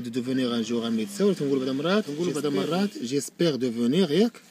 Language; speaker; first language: French; non-native, learner; Arabic